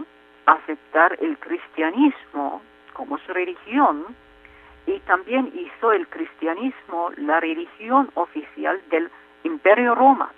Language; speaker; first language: Spanish; non-native, fluent; Turkish